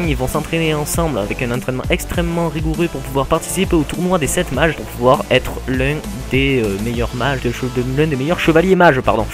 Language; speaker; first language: French; native; French